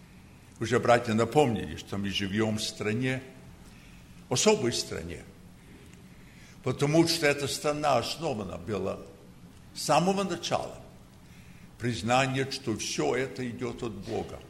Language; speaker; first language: Russian; early bilingual, heritage; Russian